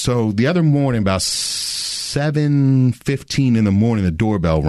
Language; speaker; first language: English; native; English